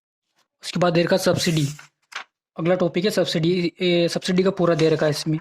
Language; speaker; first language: Hindi; native; Hindi